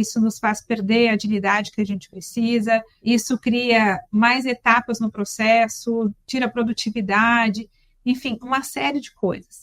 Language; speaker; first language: Portuguese; native; Portuguese